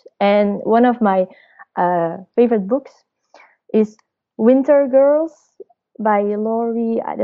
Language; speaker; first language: English; non-native, fluent; Dutch